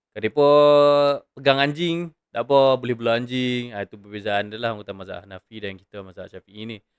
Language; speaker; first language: Malay; native; Malay